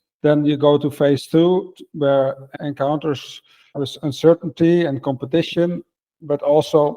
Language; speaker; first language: English; non-native, fluent; Dutch